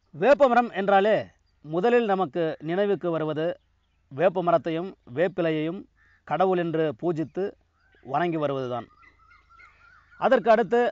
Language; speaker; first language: Tamil; native; Tamil